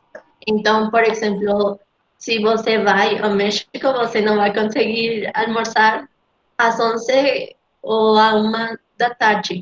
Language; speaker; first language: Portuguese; non-native, learner; Spanish